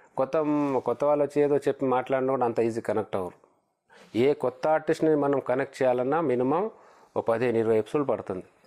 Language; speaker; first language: Telugu; non-native, local second language; Lambadi